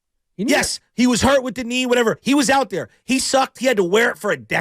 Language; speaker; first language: English; native; English